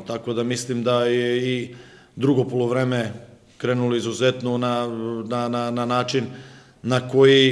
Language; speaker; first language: Serbian; native; Serbian